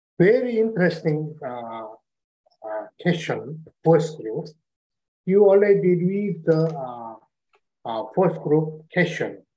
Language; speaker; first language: English; non-native, learner; Chinese